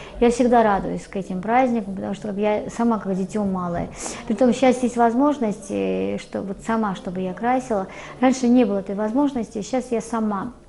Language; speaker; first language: Russian; non-native, local second language; Georgian